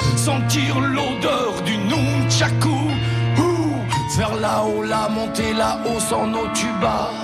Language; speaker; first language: French; native; French